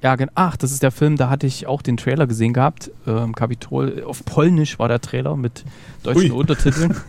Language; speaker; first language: German; native; German